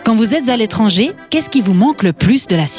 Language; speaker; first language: French; native; French